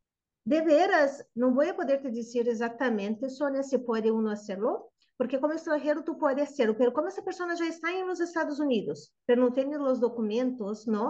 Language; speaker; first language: Spanish; non-native, fluent; Portuguese